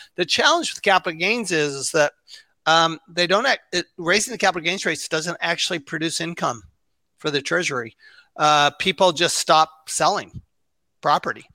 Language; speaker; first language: English; native; English